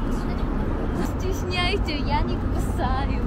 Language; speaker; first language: Russian; non-native, learner; Korean